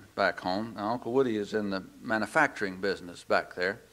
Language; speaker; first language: English; native; English